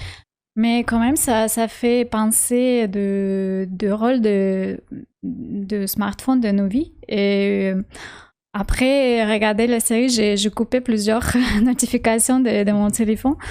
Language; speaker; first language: French; non-native, learner; Russian